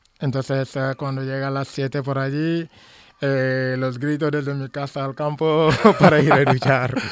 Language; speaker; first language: Spanish; non-native, local second language; Fang